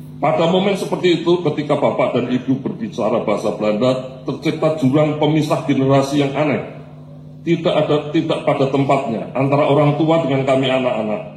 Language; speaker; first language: Indonesian; non-native, local second language; Javanese